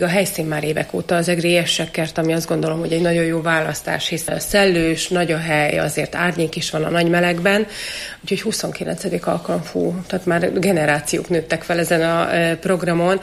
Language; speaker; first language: Hungarian; native; Hungarian